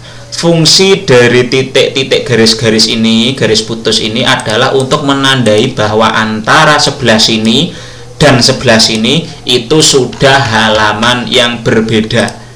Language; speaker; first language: Indonesian; non-native, local second language; Javanese